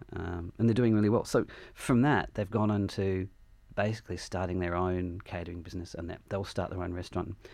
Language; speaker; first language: English; native; English